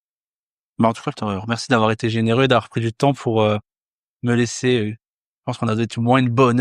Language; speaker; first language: French; native; French